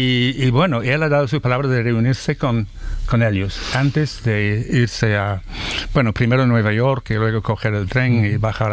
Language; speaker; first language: Spanish; non-native, fluent; English